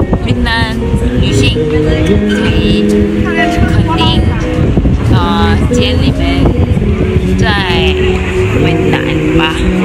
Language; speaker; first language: Chinese; non-native, learner; Korean